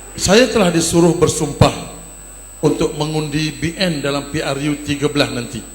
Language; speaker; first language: Malay; native; Malay